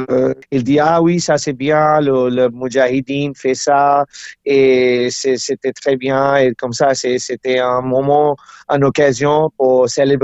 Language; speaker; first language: French; non-native, learner; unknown